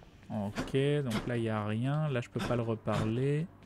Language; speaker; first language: French; native; French